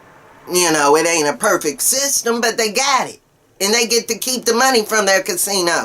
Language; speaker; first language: English; native; English